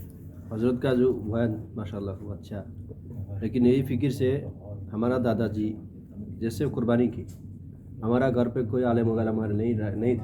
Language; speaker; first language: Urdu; non-native, fluent; Bangla